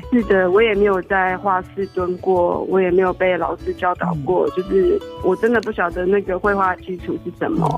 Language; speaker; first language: Chinese; non-native, local second language; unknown